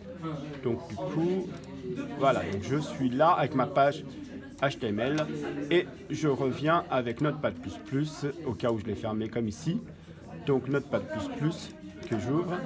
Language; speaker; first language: French; native; French